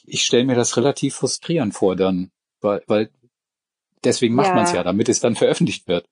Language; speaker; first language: German; native; German